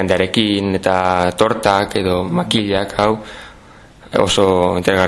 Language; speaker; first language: Basque; non-native, local second language; Spanish